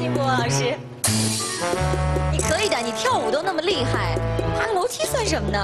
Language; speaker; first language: Chinese; native; Chinese